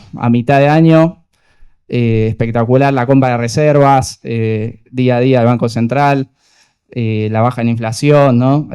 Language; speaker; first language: Spanish; native; Spanish